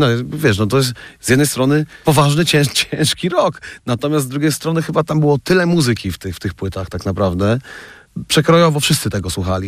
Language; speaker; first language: Polish; native; Polish